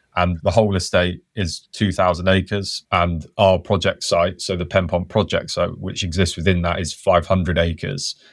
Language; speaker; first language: English; native; English